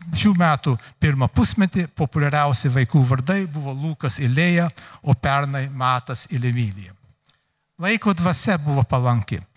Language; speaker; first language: Lithuanian; early bilingual, heritage; Lithuanian